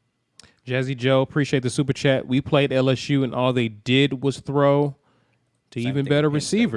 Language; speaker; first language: English; native; English